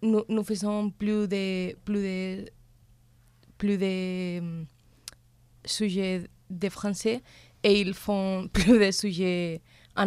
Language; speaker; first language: French; non-native, learner; Spanish